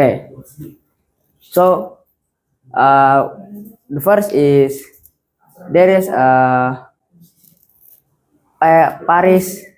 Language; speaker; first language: English; non-native, learner; Indonesian